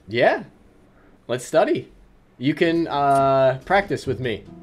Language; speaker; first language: English; native; English